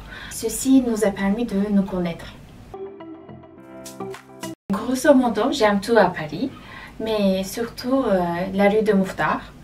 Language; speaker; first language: French; non-native, fluent; Turkish